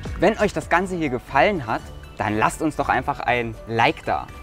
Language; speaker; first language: German; native; German